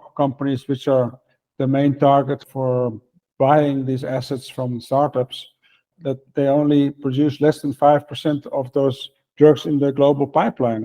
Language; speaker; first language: English; non-native, fluent; Dutch